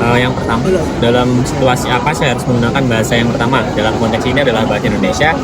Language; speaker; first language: Indonesian; native; Indonesian